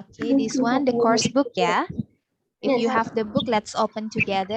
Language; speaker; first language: English; non-native, fluent; Indonesian